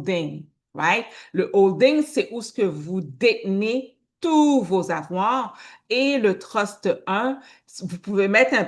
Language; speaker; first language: French; native; French